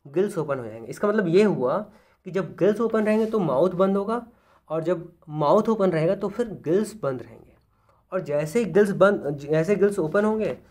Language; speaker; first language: Hindi; native; Hindi